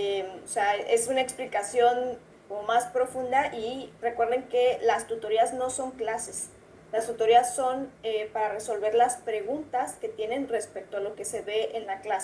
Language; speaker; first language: Spanish; native; Spanish